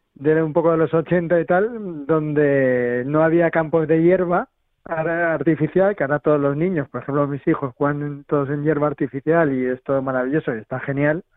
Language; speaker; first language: Spanish; native; Spanish